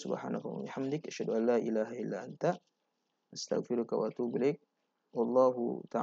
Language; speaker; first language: Arabic; non-native, fluent; Indonesian